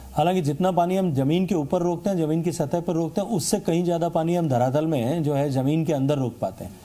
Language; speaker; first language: Hindi; native; Hindi